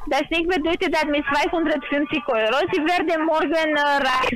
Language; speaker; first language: German; non-native, learner; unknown